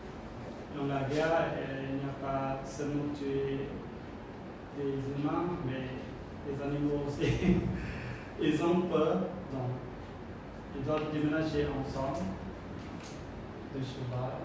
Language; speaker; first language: French; non-native, learner; Khmer